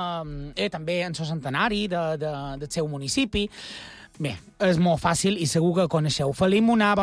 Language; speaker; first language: Catalan; native; Catalan